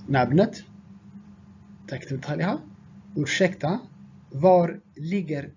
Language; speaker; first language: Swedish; non-native, fluent; Tigrinya